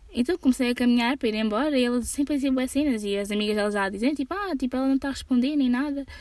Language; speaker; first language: Portuguese; early bilingual, heritage; Portuguese